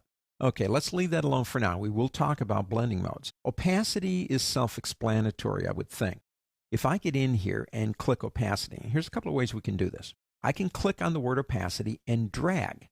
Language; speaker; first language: English; native; English